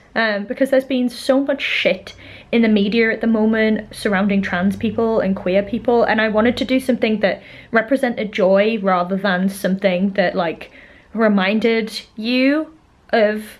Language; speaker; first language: English; native; English